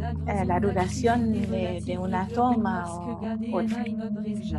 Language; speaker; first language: Spanish; non-native, fluent; German